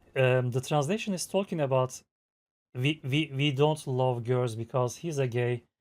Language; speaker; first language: English; non-native, learner; Turkish